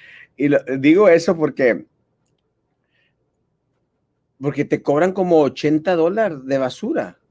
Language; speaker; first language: Spanish; early bilingual, heritage; Spanish